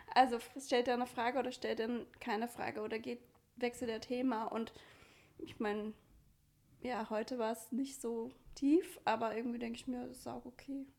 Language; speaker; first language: German; non-native, fluent; English